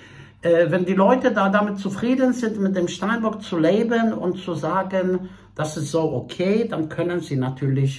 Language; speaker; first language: German; non-native, fluent; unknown